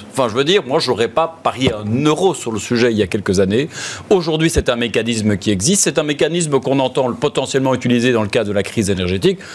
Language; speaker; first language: French; native; French